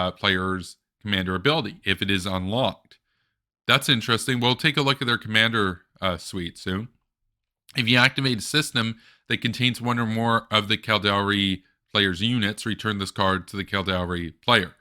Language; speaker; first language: English; native; English